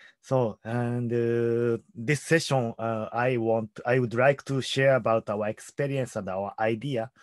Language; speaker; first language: English; non-native, learner; Japanese